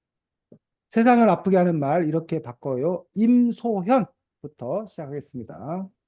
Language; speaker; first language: Korean; native; Korean